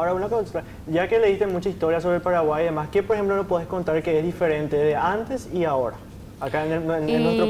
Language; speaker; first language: Spanish; native; Spanish